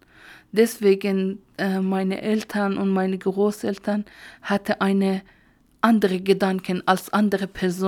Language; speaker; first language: German; non-native, learner; Persian